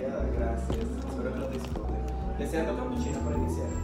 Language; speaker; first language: Spanish; native; Spanish